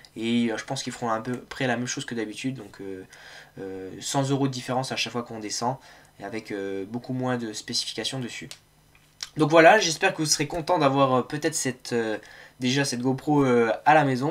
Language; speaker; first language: French; native; French